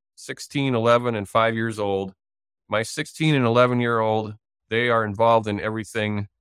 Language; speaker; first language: English; native; English